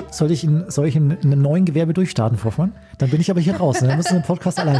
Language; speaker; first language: German; native; German